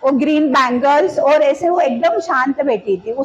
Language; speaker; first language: Hindi; non-native, local second language; Marathi